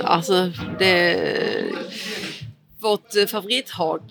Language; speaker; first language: Swedish; early bilingual, other home language; Portuguese